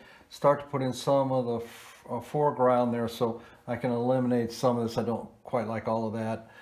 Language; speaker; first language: English; native; English